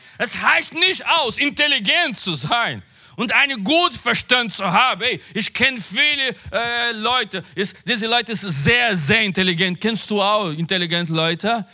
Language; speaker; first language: German; non-native, learner; Portuguese